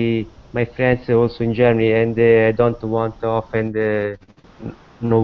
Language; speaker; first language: English; non-native, learner; Italian